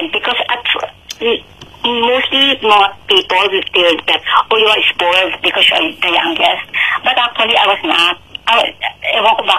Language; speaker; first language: Filipino; native; Filipino